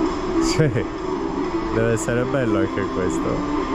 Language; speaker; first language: Italian; native; Italian